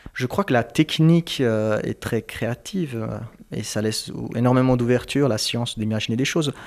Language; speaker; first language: French; early bilingual, other home language; Turkish